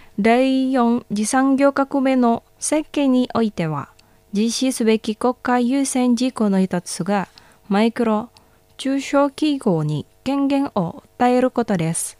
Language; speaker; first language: Japanese; non-native, fluent; Indonesian